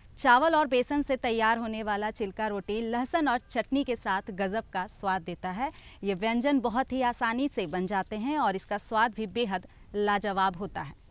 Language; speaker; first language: Hindi; native; Hindi